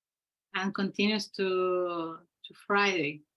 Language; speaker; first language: English; non-native, learner; Spanish